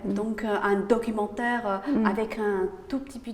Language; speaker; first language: French; native; French